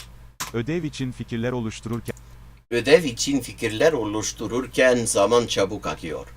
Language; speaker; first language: Turkish; non-native, learner; English